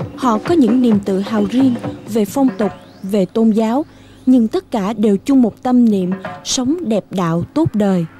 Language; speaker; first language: Vietnamese; native; Vietnamese